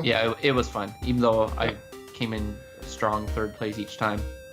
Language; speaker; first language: English; native; English